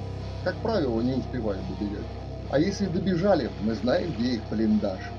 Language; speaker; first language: Russian; native; Russian